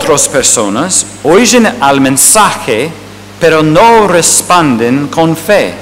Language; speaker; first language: Spanish; non-native, fluent; English